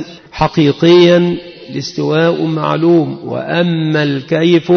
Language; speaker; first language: Arabic; native; Arabic